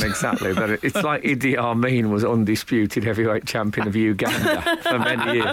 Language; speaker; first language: English; native; English